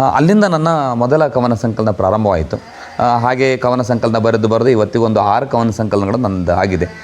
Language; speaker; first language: Kannada; non-native, local second language; Konkani